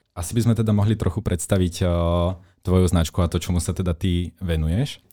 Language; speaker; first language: Slovak; native; Slovak